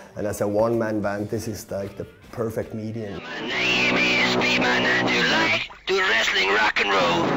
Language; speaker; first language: English; non-native, fluent; Swiss German